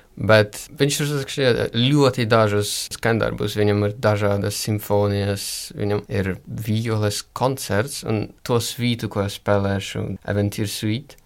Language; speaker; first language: Latvian; early bilingual, other home language; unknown